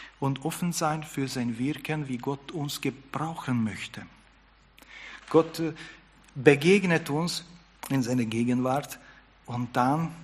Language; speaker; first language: German; non-native, fluent; Hungarian